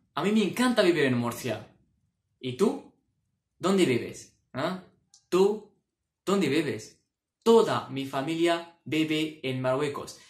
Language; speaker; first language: Spanish; non-native, fluent; Arabic